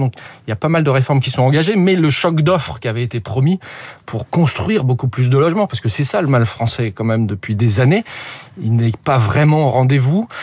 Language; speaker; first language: French; native; French